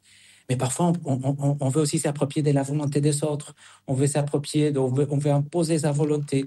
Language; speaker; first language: French; non-native, fluent; Spanish